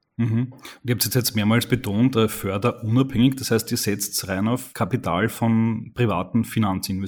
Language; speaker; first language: German; native; German